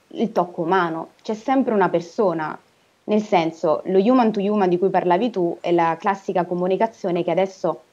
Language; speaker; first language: Italian; native; Italian